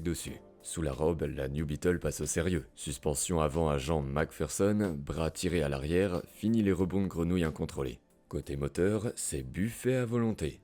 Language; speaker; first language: French; native; French